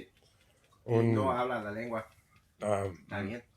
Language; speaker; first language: Spanish; non-native, learner; English